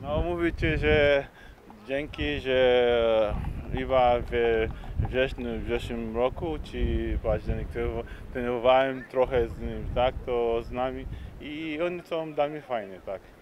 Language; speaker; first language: Polish; non-native, learner; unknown